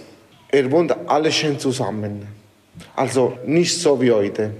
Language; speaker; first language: German; non-native, learner; Italian